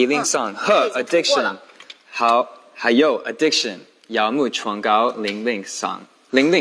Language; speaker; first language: Chinese; non-native, learner; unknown